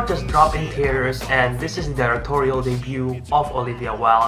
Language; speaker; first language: English; non-native, fluent; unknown